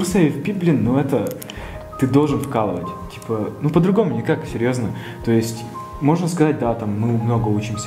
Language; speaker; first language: Russian; native; Russian